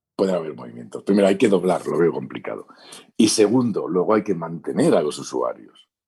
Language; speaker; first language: Spanish; native; Spanish